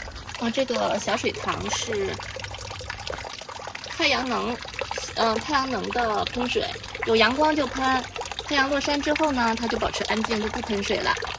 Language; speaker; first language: Chinese; native; Chinese